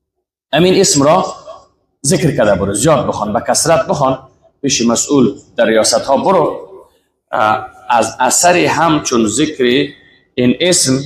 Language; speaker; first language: Persian; native; Persian